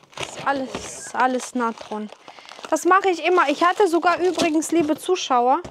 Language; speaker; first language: German; non-native, fluent; Ukrainian